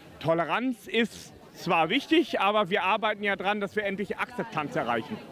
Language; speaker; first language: German; native; German